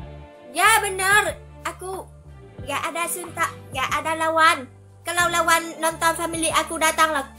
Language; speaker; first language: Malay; non-native, learner; Vietnamese